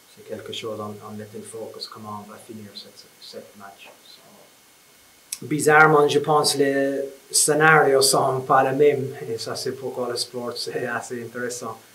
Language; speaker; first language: French; non-native, fluent; English